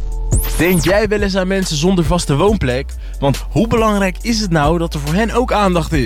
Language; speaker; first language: Dutch; native; Dutch